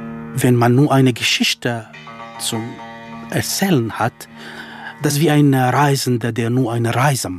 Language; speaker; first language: German; non-native, fluent; Kurdish